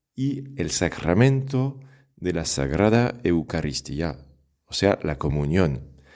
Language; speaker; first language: Spanish; non-native, fluent; French